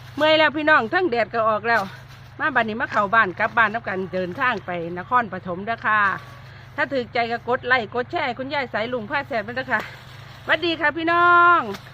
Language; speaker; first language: Thai; native; Thai